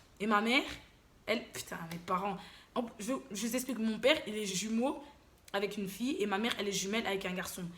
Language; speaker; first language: French; early bilingual, other home language; Lingala